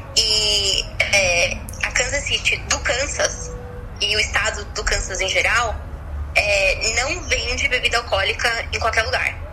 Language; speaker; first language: Portuguese; native; Portuguese